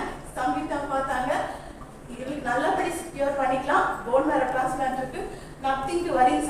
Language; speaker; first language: Tamil; native; Tamil